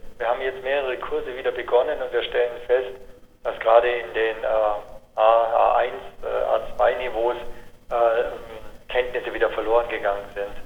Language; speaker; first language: German; native; German